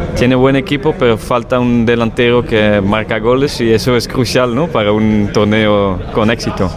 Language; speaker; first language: Spanish; non-native, fluent; Dutch